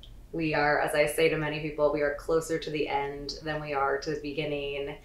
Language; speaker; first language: English; native; English